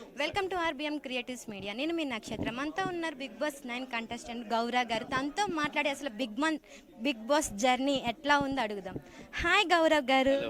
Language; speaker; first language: Telugu; native; Telugu